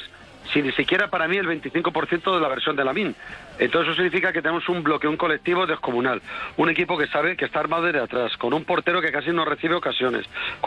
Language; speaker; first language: Spanish; native; Spanish